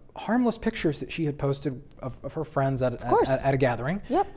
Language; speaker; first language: English; native; English